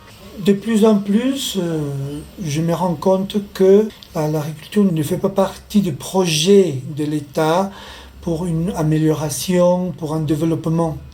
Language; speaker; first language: French; non-native, fluent; Spanish